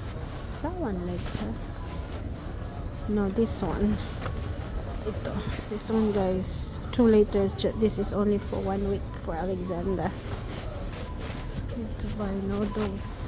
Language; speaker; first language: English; non-native, local second language; Filipino